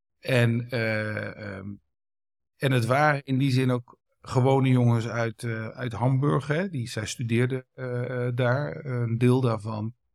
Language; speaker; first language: Dutch; early bilingual, other home language; Kurdish